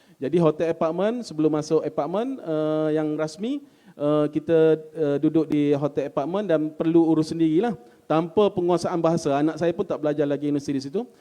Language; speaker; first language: Malay; native; Malay